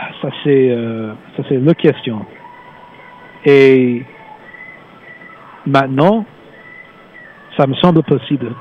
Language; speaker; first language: French; non-native, fluent; English